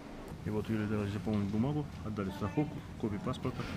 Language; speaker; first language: Russian; native; Russian